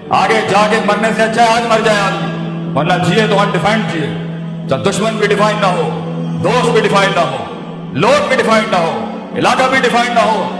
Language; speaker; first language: Urdu; non-native, local second language; Punjabi